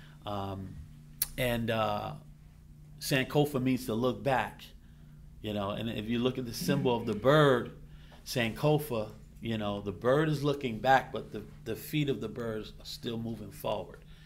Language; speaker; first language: English; native; English